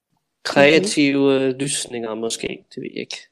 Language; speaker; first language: Danish; non-native, fluent; English